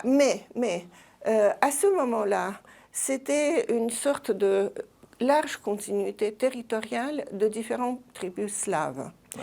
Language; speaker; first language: French; non-native, fluent; Russian